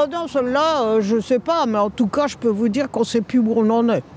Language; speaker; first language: French; native; French